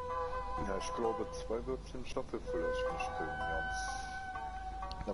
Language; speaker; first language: German; native; German